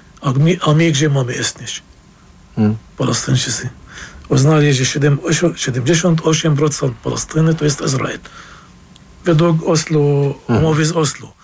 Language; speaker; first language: Polish; non-native, fluent; Arabic